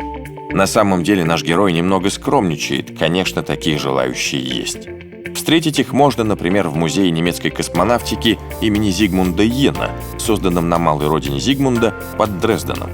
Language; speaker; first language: Russian; native; Russian